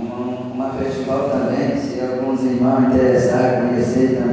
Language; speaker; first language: Portuguese; non-native, local second language; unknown